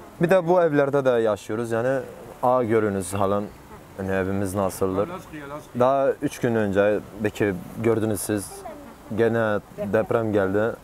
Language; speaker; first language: Turkish; non-native, learner; Arabic